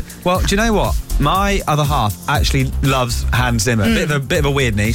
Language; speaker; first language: English; native; English